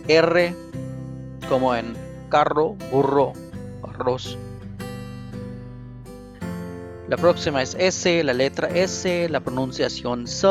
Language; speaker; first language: Spanish; non-native, fluent; Bangla